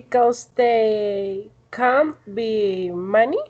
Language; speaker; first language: English; non-native, learner; Spanish